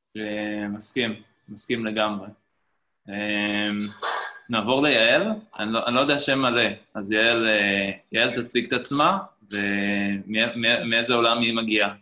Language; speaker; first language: Hebrew; native; Hebrew